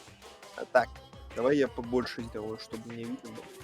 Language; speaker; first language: Russian; native; Russian